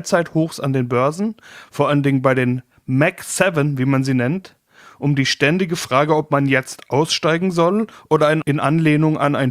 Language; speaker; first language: German; native; German